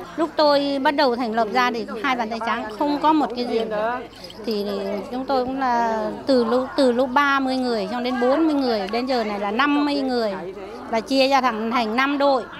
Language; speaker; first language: Vietnamese; non-native, local second language; Tày